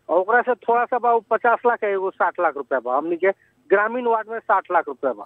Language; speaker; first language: Bhojpuri; native; Bhojpuri